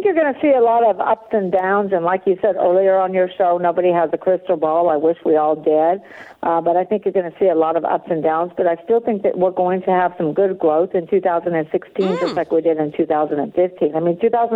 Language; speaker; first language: English; native; English